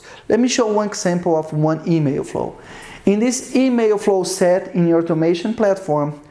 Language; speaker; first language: English; non-native, fluent; Portuguese